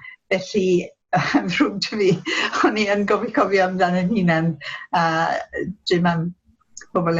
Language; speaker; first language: Welsh; non-native, local second language; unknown